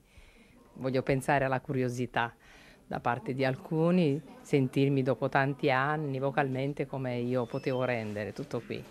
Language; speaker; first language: Italian; native; Italian